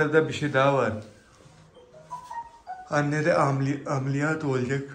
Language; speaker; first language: Turkish; non-native, learner; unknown